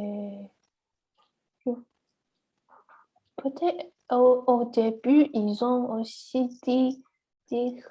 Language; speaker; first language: French; non-native, learner; Chinese